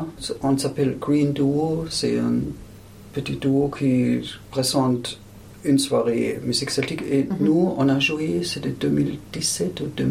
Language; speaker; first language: French; non-native, fluent; German